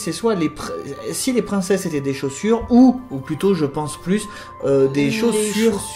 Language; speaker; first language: French; native; French